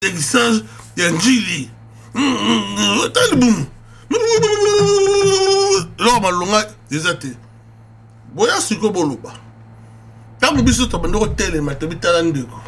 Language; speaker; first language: French; non-native, local second language; Lingala